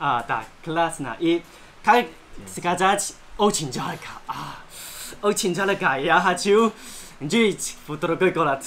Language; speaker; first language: Russian; non-native, learner; Chinese